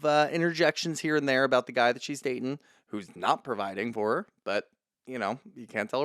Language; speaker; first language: English; native; English